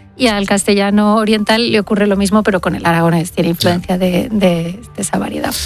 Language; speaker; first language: Spanish; native; Spanish